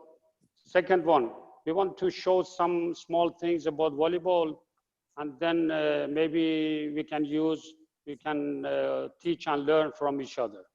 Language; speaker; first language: English; non-native, fluent; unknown